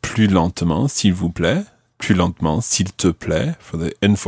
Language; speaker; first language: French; non-native, fluent; English